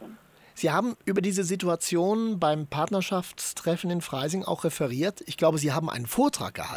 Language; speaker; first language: German; native; German